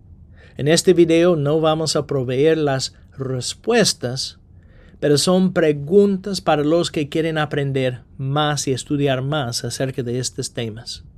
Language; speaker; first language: Spanish; non-native, fluent; English